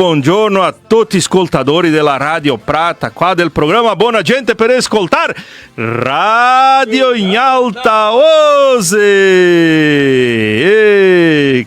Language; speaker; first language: Italian; early bilingual, heritage; Portuguese